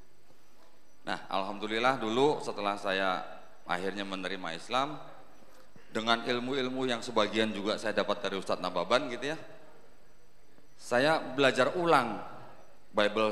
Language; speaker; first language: Indonesian; native; Indonesian